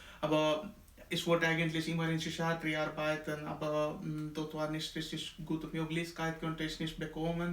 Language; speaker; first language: German; non-native, learner; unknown